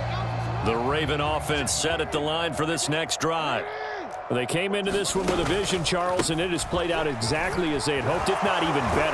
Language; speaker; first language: English; native; English